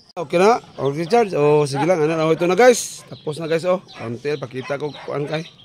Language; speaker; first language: Filipino; non-native, local second language; Cebuano